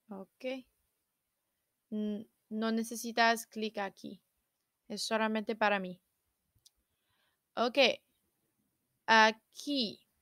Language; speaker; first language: Spanish; non-native, learner; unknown